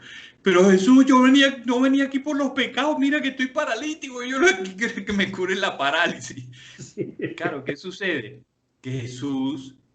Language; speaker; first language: Spanish; native; Spanish